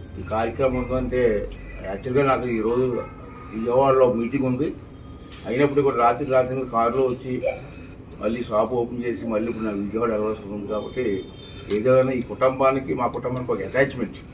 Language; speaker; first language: Telugu; native; Telugu